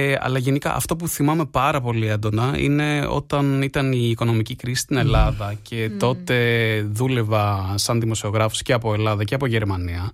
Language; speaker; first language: Greek; early bilingual, heritage; Greek